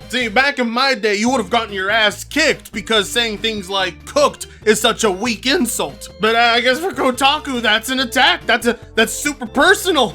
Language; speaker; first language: English; native; English